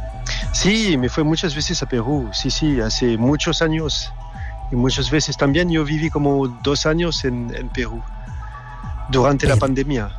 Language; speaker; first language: Spanish; non-native, learner; French